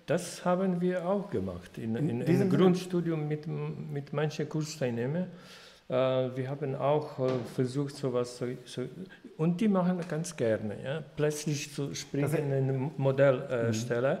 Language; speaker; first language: German; non-native, fluent; Polish